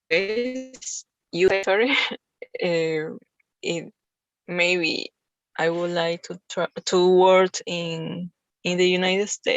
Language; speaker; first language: English; non-native, learner; Spanish